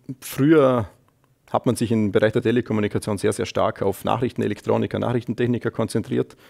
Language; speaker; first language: German; native; German